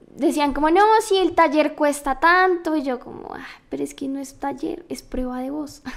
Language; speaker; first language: Spanish; native; Spanish